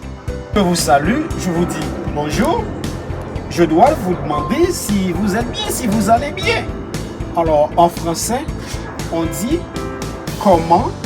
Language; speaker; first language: French; non-native, local second language; Haitian Creole